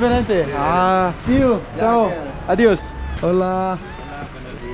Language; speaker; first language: Spanish; non-native, learner; Korean